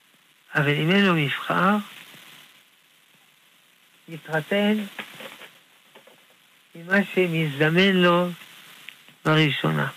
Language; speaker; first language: Hebrew; non-native, fluent; French